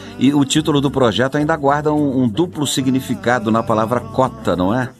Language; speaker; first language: Portuguese; native; Portuguese